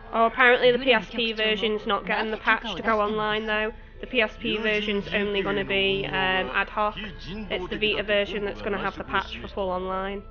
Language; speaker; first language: English; native; English